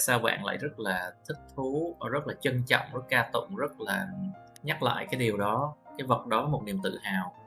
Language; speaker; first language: Vietnamese; native; Vietnamese